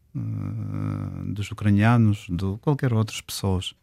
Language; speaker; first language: Portuguese; non-native, fluent; Ukrainian